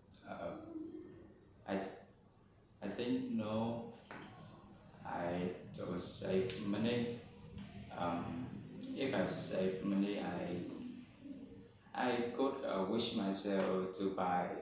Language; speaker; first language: English; non-native, learner; Vietnamese